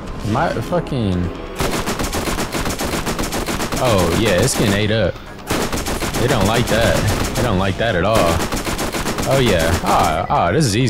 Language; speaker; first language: English; native; English